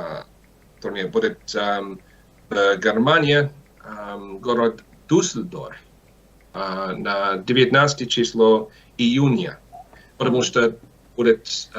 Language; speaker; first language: Russian; non-native, learner; English